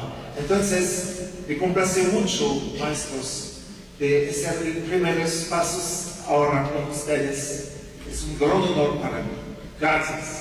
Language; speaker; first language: Spanish; non-native, fluent; French